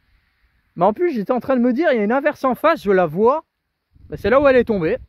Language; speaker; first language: French; native; French